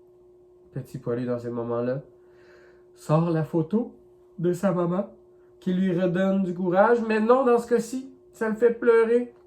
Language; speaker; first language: French; native; French